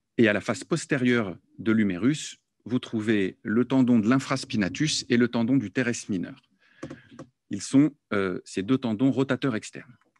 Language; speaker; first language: French; native; French